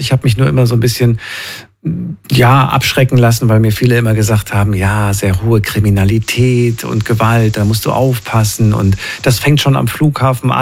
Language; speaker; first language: German; native; German